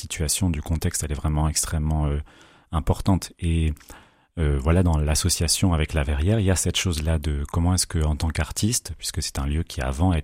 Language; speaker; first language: French; native; French